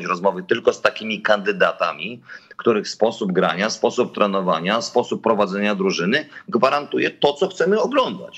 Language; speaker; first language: Polish; native; Polish